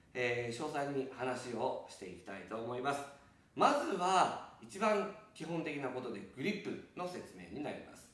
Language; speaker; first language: Japanese; native; Japanese